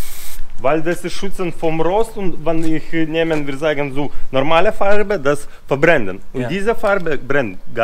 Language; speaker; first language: German; non-native, learner; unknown